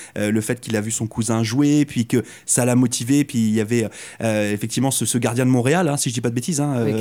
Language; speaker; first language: French; native; French